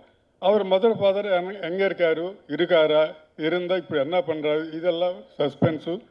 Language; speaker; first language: Tamil; non-native, learner; Telugu